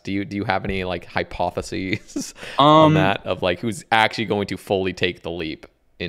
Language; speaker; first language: English; native; English